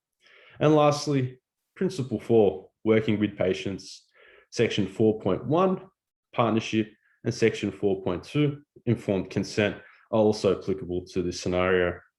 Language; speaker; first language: English; native; English